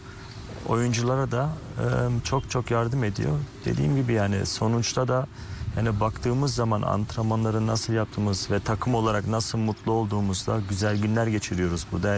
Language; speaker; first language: Turkish; early bilingual, heritage; Turkish